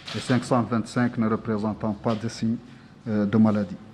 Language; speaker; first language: French; non-native, local second language; Arabic